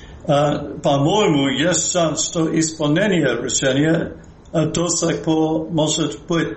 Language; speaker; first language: Russian; non-native, fluent; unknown